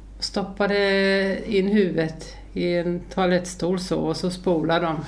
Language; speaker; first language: Swedish; early bilingual, other home language; Finnish